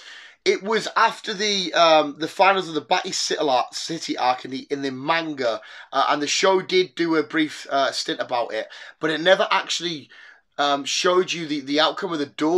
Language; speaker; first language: English; native; English